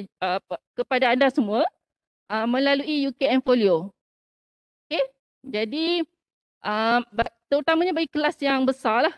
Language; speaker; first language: Malay; native; Malay